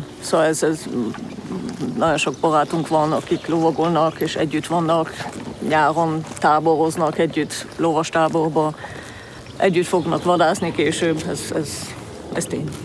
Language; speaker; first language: Hungarian; early bilingual, heritage; Hungarian